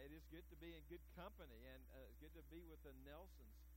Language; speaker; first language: English; native; English